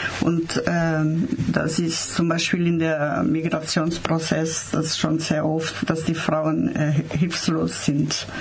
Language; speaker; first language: German; non-native, fluent; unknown